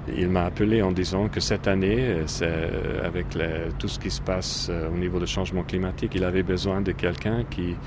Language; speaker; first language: French; non-native, fluent; Hungarian